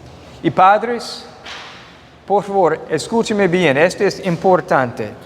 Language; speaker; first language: Spanish; non-native, fluent; English